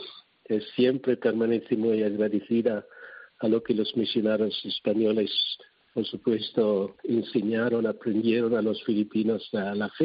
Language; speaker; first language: Spanish; non-native, fluent; Cebuano